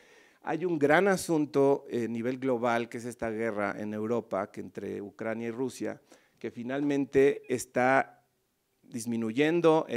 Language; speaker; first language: Spanish; native; Spanish